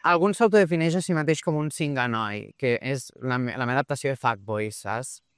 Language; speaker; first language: Catalan; early bilingual, other home language; Portuguese